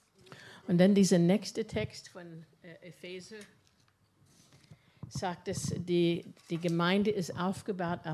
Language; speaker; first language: German; non-native, fluent; English